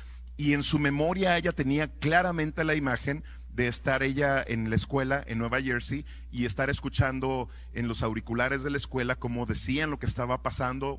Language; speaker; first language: Spanish; native; Spanish